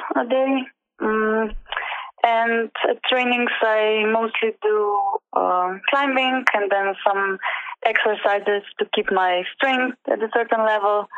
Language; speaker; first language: English; non-native, learner; Slovenian